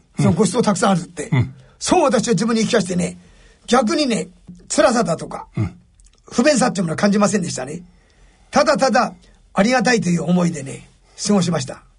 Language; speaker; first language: Japanese; native; Japanese